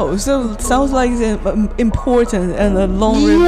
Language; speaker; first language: English; non-native, learner; Chinese